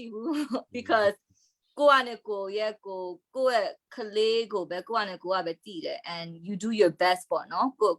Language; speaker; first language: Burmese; non-native, local second language; Hakha Chin